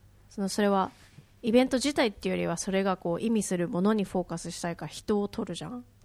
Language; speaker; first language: Japanese; native; Japanese